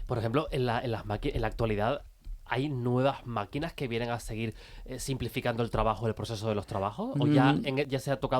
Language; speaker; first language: Spanish; native; Spanish